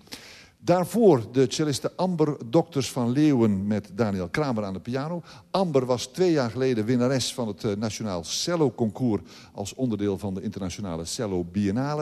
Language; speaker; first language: Dutch; native; Dutch